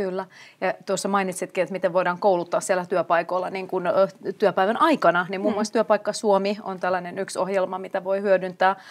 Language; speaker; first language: Finnish; native; Finnish